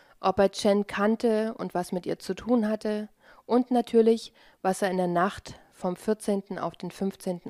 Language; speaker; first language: German; native; German